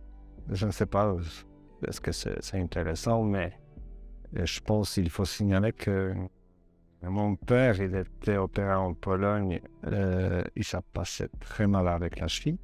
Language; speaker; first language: French; non-native, learner; Polish